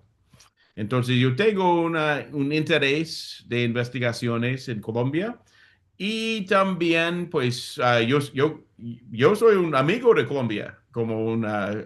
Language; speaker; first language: Spanish; non-native, fluent; English